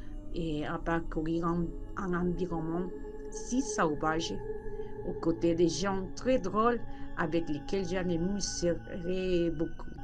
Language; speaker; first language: French; non-native, learner; Spanish